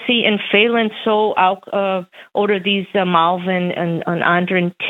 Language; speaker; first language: German; non-native, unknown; English